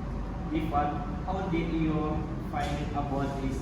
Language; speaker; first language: English; non-native, learner; Indonesian